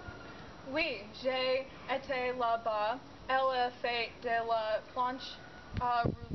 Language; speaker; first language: French; non-native, learner; English